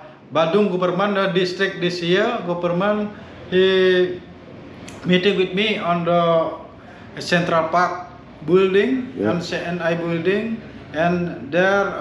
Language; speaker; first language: English; non-native, learner; Indonesian